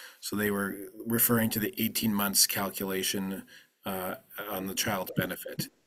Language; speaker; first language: English; early bilingual, other home language; Ukrainian